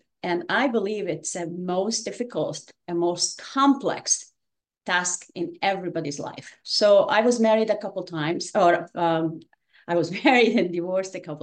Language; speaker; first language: English; non-native, fluent; Hungarian